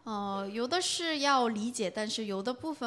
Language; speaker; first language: Chinese; non-native, fluent; Korean